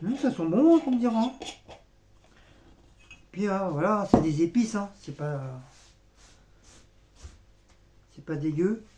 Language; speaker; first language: French; native; French